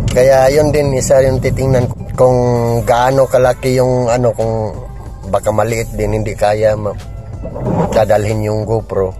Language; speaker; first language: Filipino; non-native, local second language; Cebuano